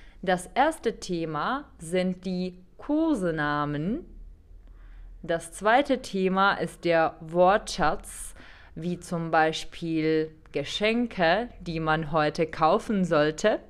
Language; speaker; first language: German; non-native, fluent; Czech